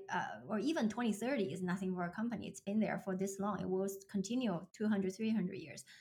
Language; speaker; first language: English; non-native, fluent; Chinese